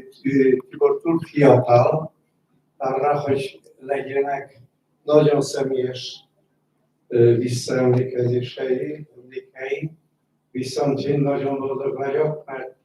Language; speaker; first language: Hungarian; non-native, fluent; Polish